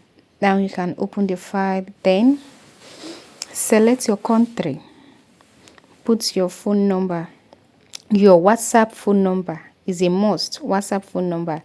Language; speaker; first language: English; non-native, local second language; Igbo